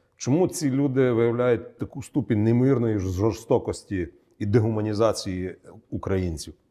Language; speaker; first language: Ukrainian; native; Ukrainian